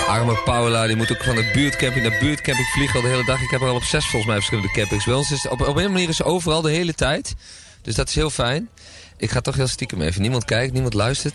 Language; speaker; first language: Dutch; native; Dutch